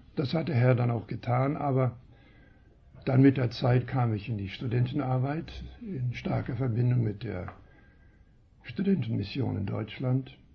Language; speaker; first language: German; early bilingual, heritage; German